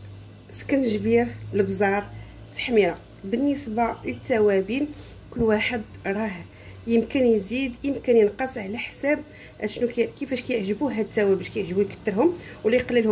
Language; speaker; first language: Arabic; native; Arabic